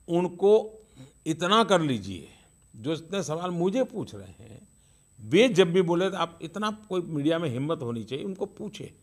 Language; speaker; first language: Hindi; non-native, local second language; Gujarati